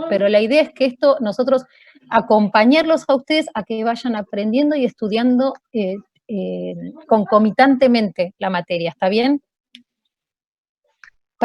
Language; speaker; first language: Spanish; native; Spanish